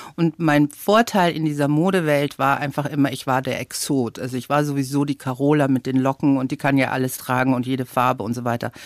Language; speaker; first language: German; early bilingual, other home language; English